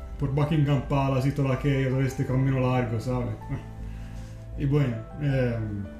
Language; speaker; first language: Spanish; non-native, learner; Italian